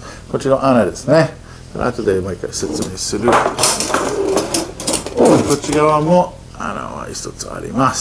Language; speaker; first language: Japanese; non-native, fluent; English